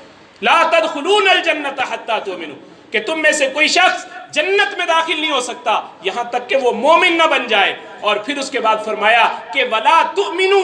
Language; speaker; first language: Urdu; non-native, local second language; Punjabi